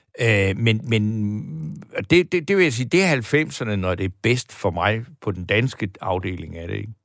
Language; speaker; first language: Danish; native; Danish